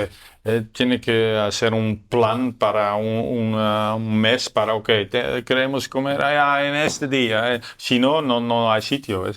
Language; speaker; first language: Spanish; non-native, learner; Dutch